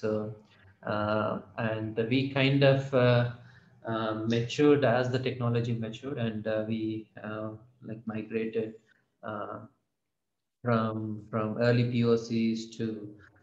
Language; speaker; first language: English; non-native, local second language; Telugu